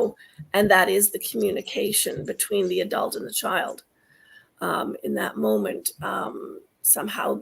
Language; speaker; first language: English; native; English